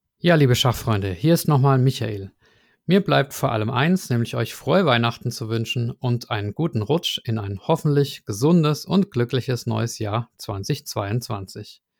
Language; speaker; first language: German; native; German